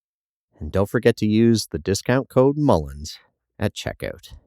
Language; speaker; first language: English; native; English